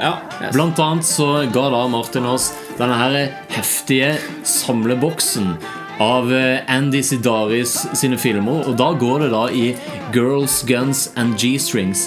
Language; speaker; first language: Norwegian; native; Norwegian